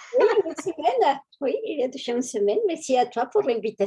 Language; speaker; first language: French; non-native, fluent; Spanish